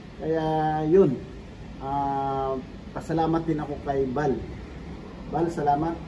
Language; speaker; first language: Filipino; native; Filipino